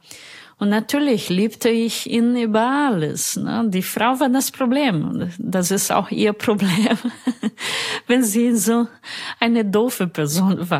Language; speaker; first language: German; non-native, fluent; Portuguese